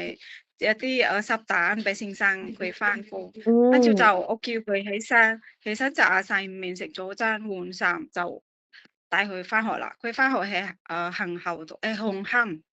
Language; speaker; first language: Cantonese; non-native, fluent; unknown